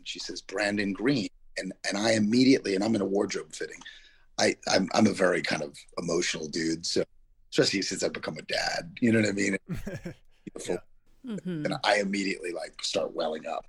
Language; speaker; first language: English; native; English